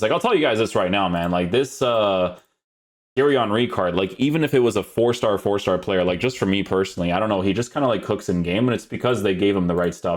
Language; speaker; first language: English; native; English